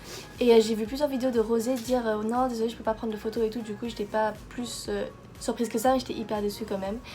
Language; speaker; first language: French; native; French